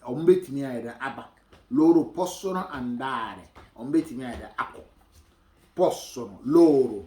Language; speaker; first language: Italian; non-native, fluent; Akan